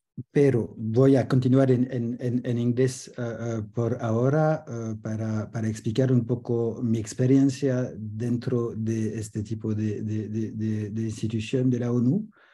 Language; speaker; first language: Spanish; non-native, learner; French